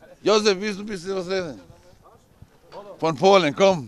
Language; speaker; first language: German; non-native, learner; Bosnian